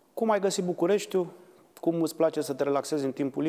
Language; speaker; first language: Romanian; native; Romanian